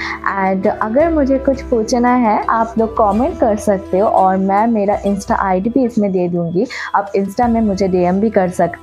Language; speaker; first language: Hindi; non-native, local second language; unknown